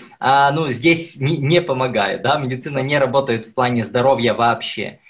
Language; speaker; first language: Russian; native; Russian